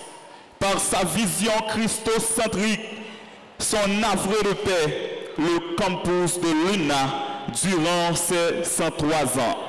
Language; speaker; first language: French; non-native, local second language; Haitian Creole